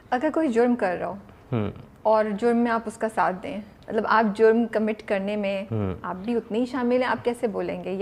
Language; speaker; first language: Urdu; native; Urdu